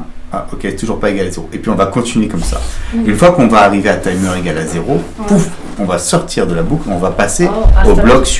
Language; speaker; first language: French; native; French